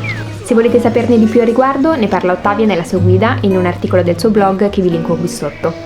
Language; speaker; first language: Italian; native; Italian